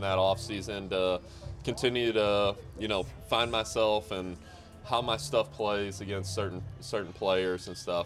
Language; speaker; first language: English; native; English